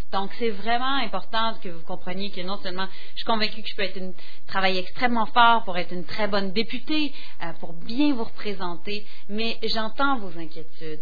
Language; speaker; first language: French; native; French